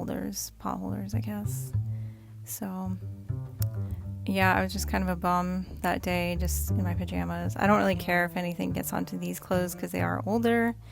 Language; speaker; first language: English; native; English